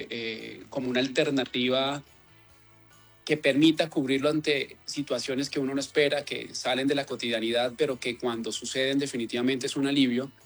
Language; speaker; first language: Spanish; native; Spanish